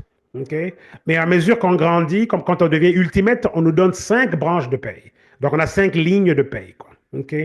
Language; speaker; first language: French; native; French